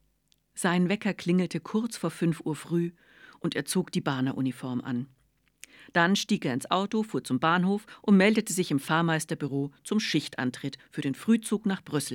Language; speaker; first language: German; native; German